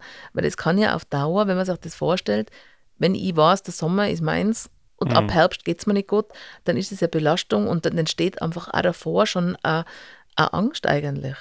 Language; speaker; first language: German; native; German